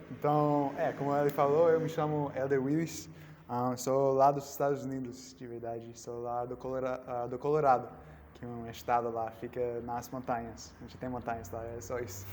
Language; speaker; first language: Portuguese; non-native, learner; English